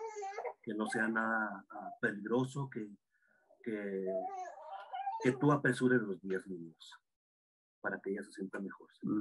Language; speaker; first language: Spanish; native; Spanish